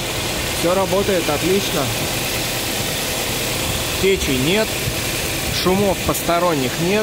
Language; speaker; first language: Russian; native; Russian